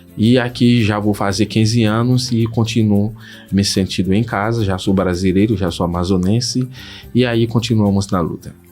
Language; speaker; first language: Portuguese; non-native, fluent; Haitian Creole